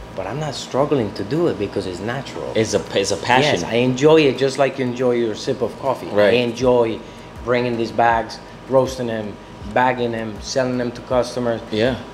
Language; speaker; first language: English; non-native, fluent; Spanish